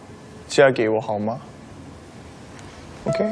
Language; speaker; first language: Chinese; non-native, learner; Korean